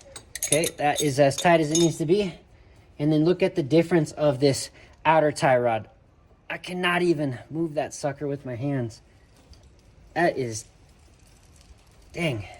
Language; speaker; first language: English; native; English